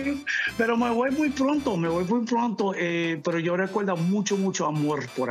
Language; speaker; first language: Spanish; early bilingual, heritage; English